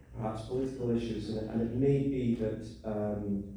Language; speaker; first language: English; native; English